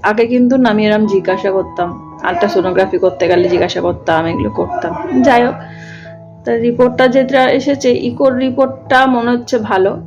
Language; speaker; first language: Bangla; native; Bangla